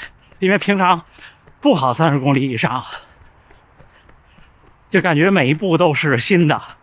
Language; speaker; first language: Chinese; native; Chinese